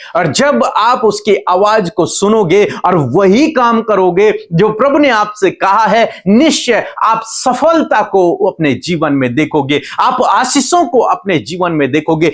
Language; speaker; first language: Hindi; native; Hindi